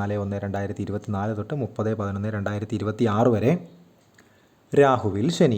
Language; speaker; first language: Malayalam; native; Malayalam